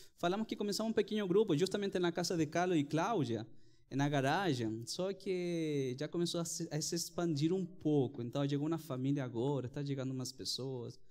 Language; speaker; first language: Portuguese; non-native, fluent; Spanish